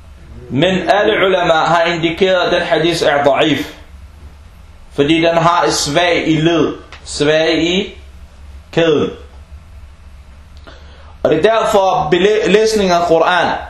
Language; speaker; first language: Danish; early bilingual, other home language; Arabic